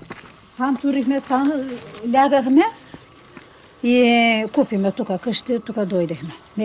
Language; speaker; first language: Bulgarian; non-native, local second language; Turkish